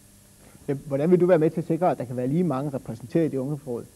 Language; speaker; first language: Danish; native; Danish